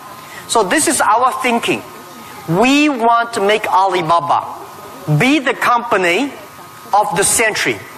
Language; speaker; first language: English; non-native, fluent; Chinese